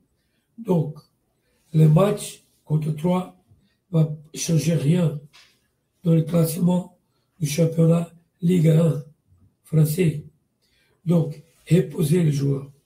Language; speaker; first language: French; non-native, learner; Portuguese